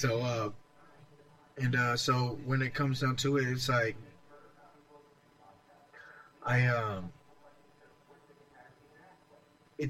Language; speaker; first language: English; native; English